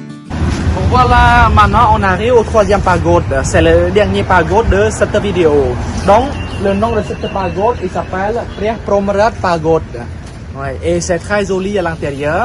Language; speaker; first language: French; non-native, fluent; Khmer